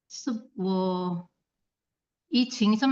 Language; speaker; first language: Chinese; non-native, learner; Indonesian